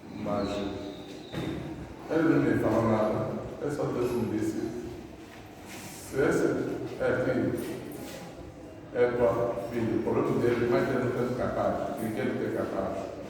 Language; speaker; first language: Portuguese; non-native, learner; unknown